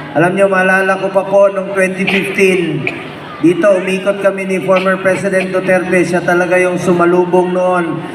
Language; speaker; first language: Filipino; non-native, local second language; Cebuano